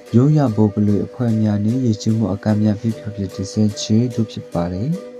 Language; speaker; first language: Burmese; non-native, local second language; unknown